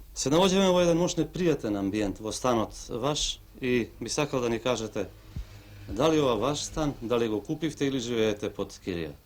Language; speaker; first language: Macedonian; native; Macedonian